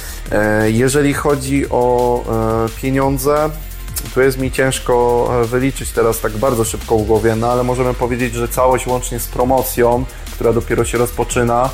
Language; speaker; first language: Polish; native; Polish